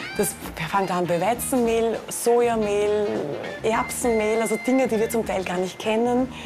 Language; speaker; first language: German; native; German